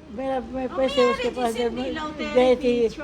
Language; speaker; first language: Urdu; early bilingual, heritage; Arabic